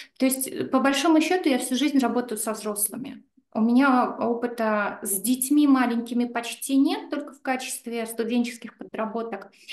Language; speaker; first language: Russian; native; Russian